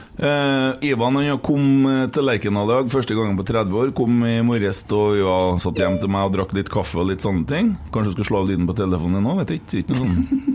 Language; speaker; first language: Norwegian; native; Norwegian